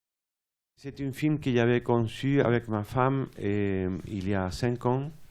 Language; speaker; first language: French; non-native, fluent; Spanish